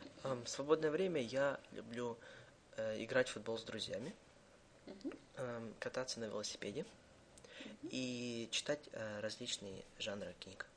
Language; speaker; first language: Russian; early bilingual, heritage; Russian